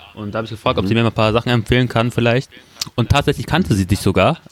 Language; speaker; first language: German; early bilingual, other home language; Turkish